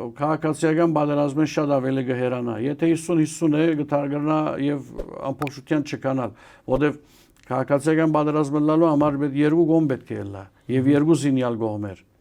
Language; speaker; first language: Armenian; early bilingual, heritage; Armenian